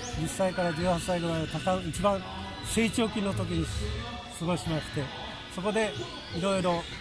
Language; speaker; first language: Japanese; native; Japanese